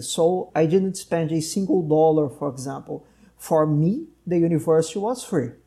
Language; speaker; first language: English; non-native, fluent; Portuguese